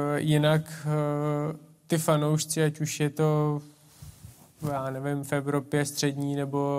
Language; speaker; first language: Czech; native; Czech